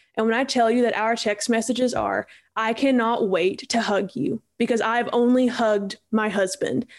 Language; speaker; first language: English; native; English